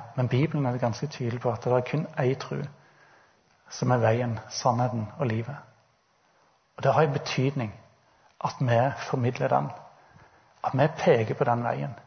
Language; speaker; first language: Norwegian; native; Norwegian